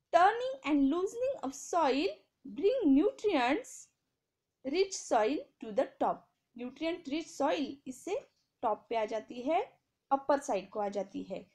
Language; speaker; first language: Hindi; non-native, local second language; Marathi